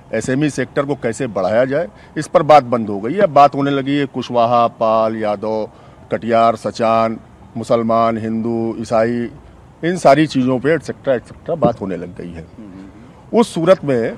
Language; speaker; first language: Hindi; native; Hindi